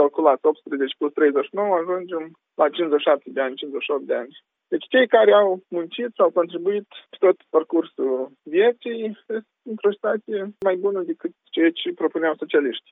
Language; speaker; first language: Romanian; native; Romanian